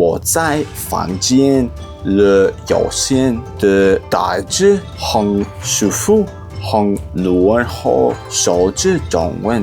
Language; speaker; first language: Chinese; non-native, learner; English